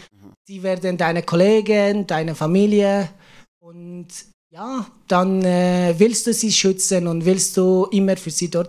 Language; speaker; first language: German; non-native, learner; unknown